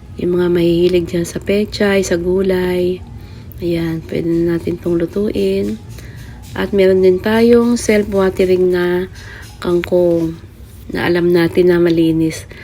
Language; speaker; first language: Filipino; native; Filipino